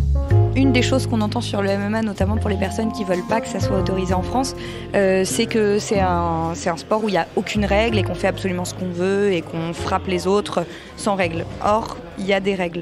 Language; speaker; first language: French; native; French